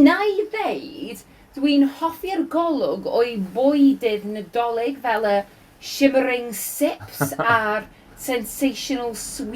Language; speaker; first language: Welsh; non-native, learner; English